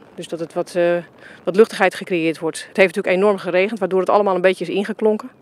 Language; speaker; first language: Dutch; native; Dutch